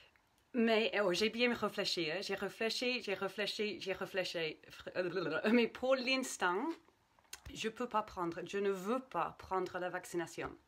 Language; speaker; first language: French; non-native, fluent; English